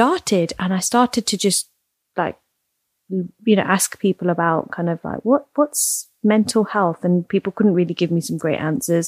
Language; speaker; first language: English; native; English